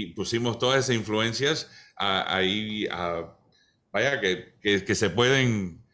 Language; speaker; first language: Spanish; early bilingual, other home language; English